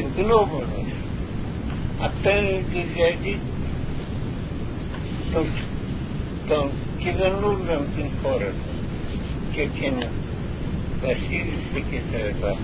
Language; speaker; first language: Greek; non-native, fluent; Russian